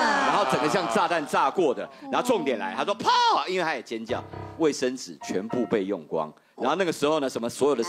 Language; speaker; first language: Chinese; native; Chinese